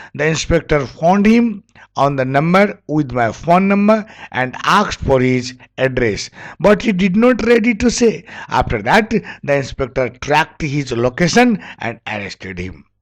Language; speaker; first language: English; non-native, local second language; Nepali